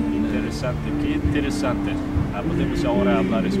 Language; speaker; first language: Spanish; non-native, fluent; Ukrainian